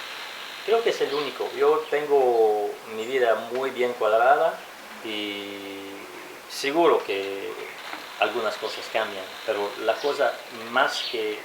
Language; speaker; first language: Spanish; non-native, fluent; French